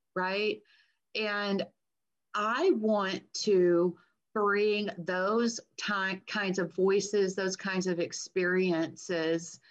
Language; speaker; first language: English; native; English